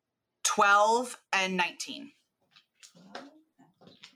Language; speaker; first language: English; native; English